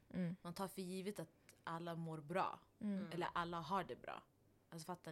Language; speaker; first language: Swedish; non-native, local second language; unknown